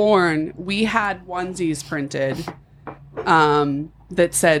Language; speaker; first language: English; native; English